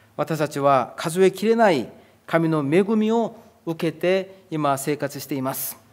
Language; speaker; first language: Japanese; non-native, fluent; Korean